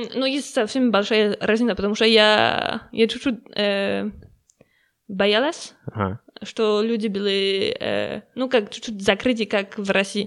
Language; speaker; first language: Russian; non-native, learner; French